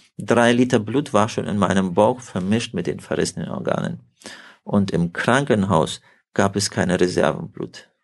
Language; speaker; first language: German; early bilingual, heritage; German